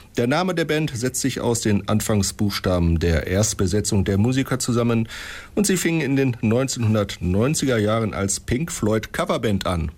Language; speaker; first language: German; native; German